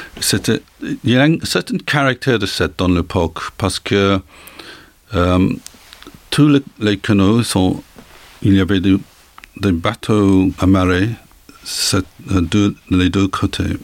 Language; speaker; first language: French; non-native, learner; English